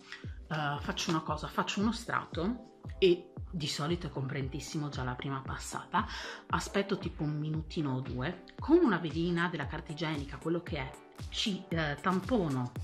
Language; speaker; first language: Italian; native; Italian